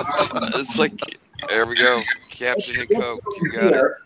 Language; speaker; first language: English; native; English